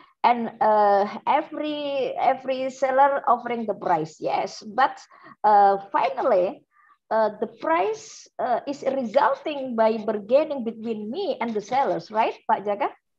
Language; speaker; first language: English; non-native, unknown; Indonesian